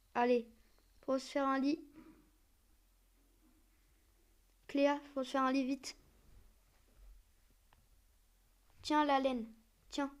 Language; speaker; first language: French; native; French